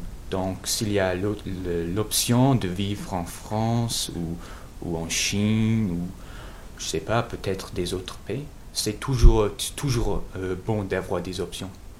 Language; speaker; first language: French; non-native, learner; English